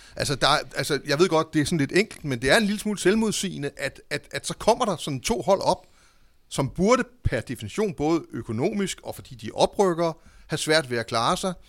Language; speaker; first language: Danish; native; Danish